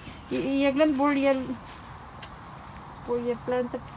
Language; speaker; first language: Danish; non-native, learner; Filipino